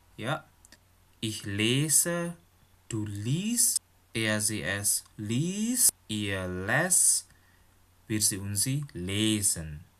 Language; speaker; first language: German; non-native, fluent; Indonesian